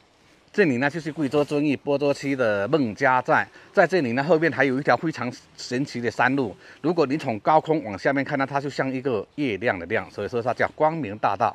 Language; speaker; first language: Chinese; native; Chinese